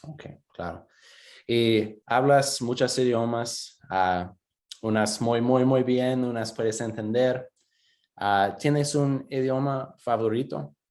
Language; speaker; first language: Spanish; non-native, fluent; English